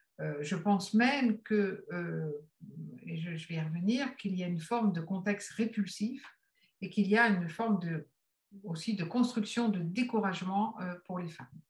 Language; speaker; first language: French; native; French